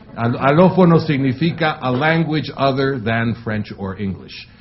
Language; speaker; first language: Spanish; non-native, fluent; French